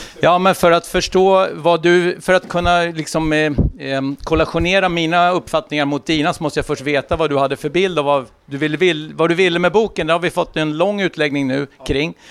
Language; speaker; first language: Swedish; native; Swedish